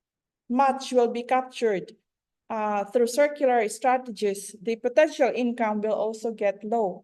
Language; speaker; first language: English; non-native, fluent; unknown